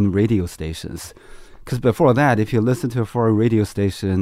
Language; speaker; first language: English; non-native, fluent; Chinese